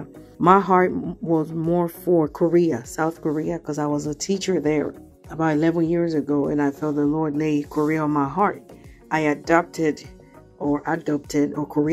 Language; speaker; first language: English; non-native, local second language; Yoruba